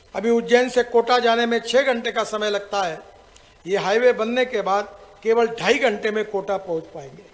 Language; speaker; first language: Hindi; non-native, local second language; Marathi